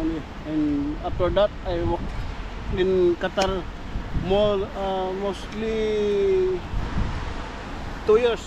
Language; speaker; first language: English; non-native, learner; Filipino